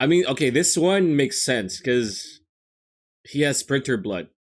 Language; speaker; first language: English; native; English